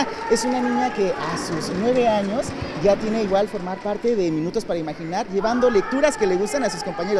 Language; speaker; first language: Spanish; native; Spanish